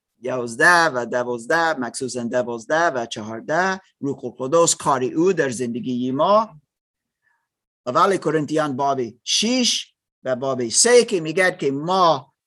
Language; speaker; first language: Persian; non-native, learner; German